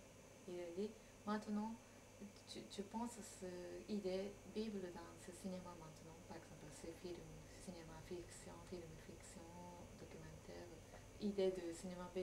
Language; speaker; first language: French; non-native, learner; Japanese